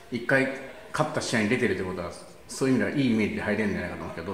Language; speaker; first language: Japanese; native; Japanese